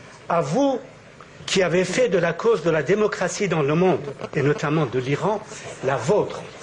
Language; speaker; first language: French; native; French